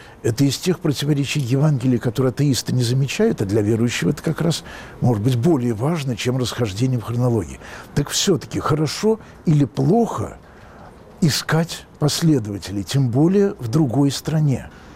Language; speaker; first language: Russian; native; Russian